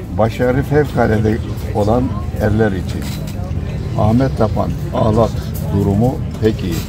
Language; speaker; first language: Turkish; non-native, local second language; Zaza